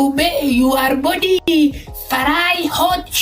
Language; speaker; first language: English; non-native, learner; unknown